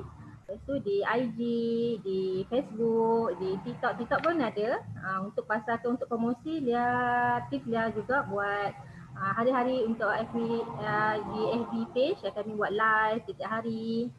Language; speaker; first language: Malay; native; Malay